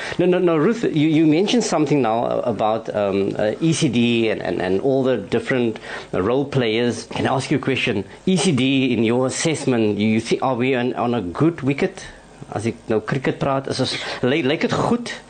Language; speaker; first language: English; non-native, local second language; Afrikaans